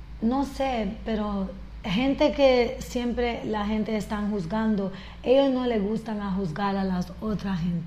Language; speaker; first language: Spanish; early bilingual, heritage; Spanish